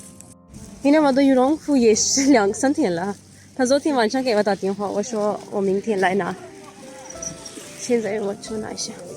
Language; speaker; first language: Chinese; non-native, fluent; Urdu